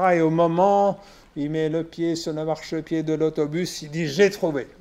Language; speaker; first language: French; native; French